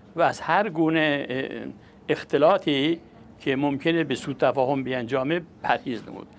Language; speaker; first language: Persian; non-native, local second language; Azerbaijani